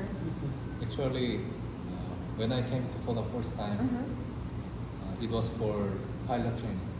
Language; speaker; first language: English; non-native, learner; Korean